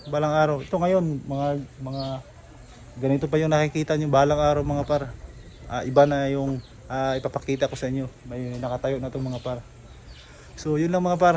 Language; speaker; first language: Filipino; non-native, local second language; Cebuano